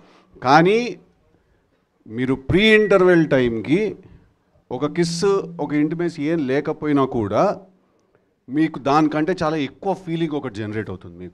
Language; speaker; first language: Telugu; native; Telugu